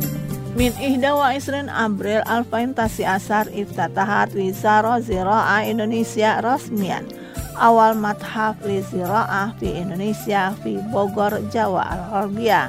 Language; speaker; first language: Arabic; non-native, learner; Indonesian